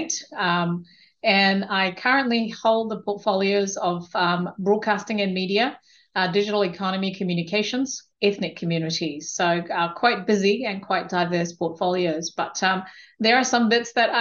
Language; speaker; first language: English; non-native, local second language; Korean